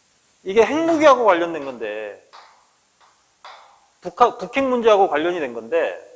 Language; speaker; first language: Korean; native; Korean